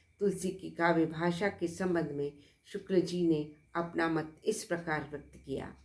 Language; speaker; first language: Hindi; native; Hindi